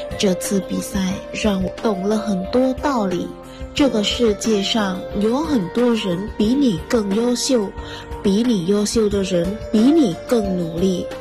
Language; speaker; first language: Chinese; non-native, fluent; Thai